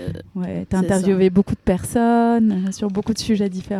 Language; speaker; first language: French; native; French